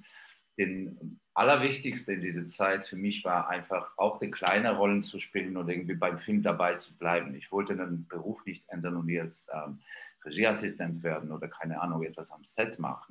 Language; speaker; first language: German; non-native, fluent; Georgian